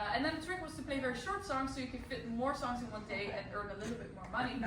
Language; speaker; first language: English; non-native, fluent; Dutch